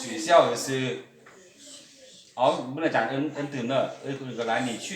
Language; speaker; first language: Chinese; non-native, fluent; Lao